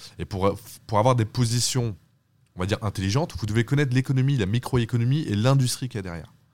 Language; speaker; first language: French; early bilingual, other home language; Turkish